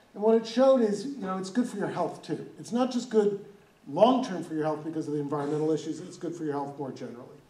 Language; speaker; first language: English; native; English